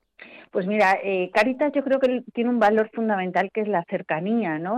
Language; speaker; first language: Spanish; native; Spanish